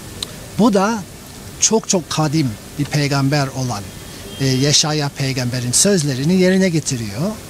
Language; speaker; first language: Turkish; non-native, fluent; English